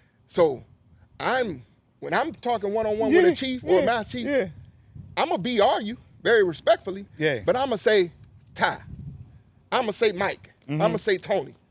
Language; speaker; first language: English; native; English